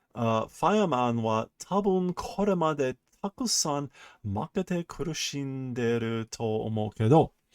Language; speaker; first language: Japanese; non-native, learner; English